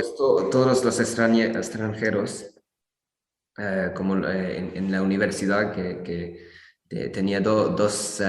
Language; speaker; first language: Spanish; non-native, learner; English